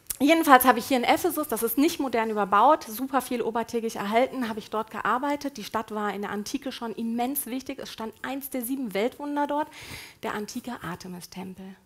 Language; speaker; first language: German; native; German